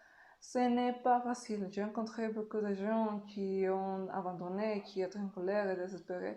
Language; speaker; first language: French; non-native, learner; Spanish